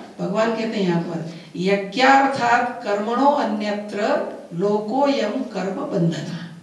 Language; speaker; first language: Hindi; non-native, local second language; Gujarati